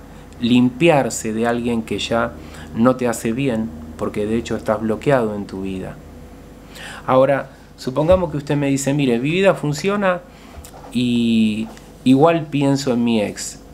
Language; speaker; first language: Spanish; native; Spanish